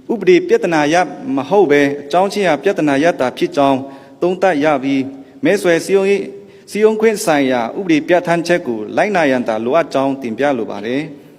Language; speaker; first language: Burmese; non-native, local second language; Pa'o Karen